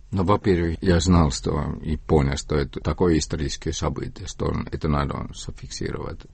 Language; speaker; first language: Russian; non-native, fluent; Estonian